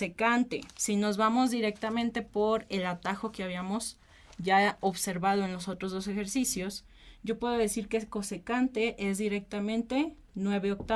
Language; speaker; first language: Spanish; native; Spanish